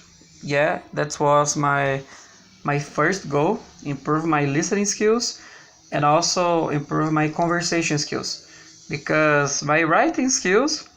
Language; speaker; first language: English; non-native, learner; Portuguese